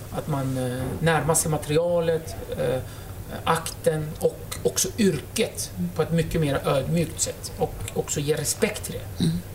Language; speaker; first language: Swedish; early bilingual, other home language; Kurdish